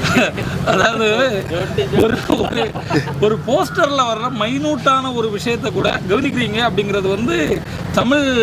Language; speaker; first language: Tamil; native; Tamil